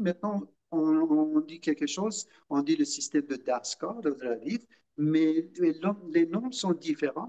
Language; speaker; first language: French; non-native, fluent; Persian